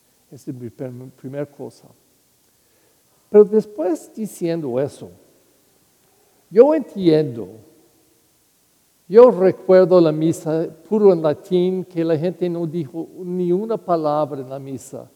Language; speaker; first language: Spanish; non-native, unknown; English